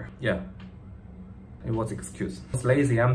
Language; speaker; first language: English; non-native, learner; Korean